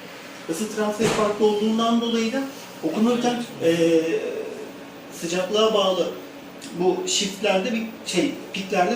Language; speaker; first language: Turkish; native; Turkish